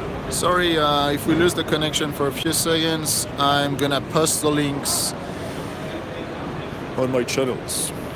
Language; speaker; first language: English; non-native, fluent; French